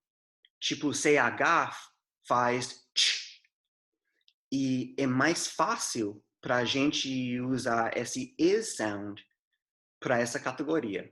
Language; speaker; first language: Portuguese; non-native, fluent; English